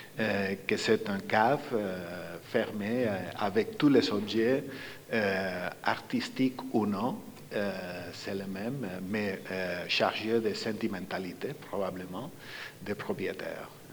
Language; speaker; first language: French; non-native, fluent; Spanish